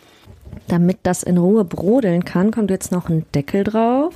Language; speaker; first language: German; native; German